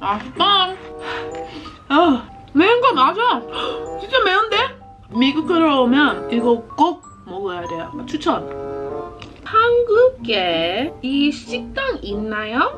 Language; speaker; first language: Korean; non-native, learner; English